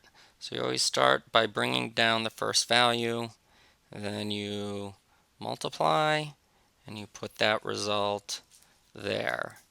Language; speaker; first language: English; native; English